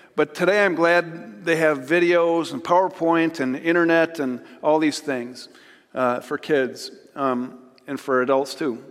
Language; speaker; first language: English; native; English